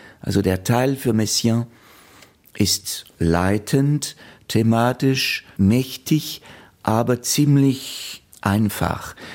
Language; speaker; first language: German; non-native, fluent; French